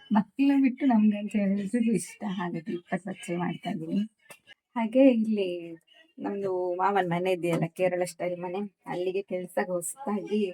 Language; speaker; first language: Kannada; native; Kannada